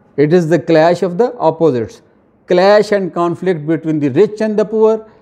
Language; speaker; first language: English; non-native, local second language; Urdu